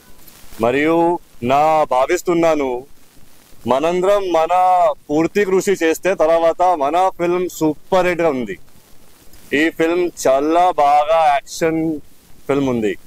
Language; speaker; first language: Telugu; non-native, learner; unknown